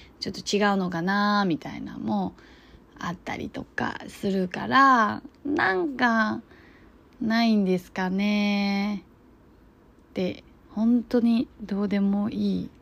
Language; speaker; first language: Japanese; non-native, fluent; Chinese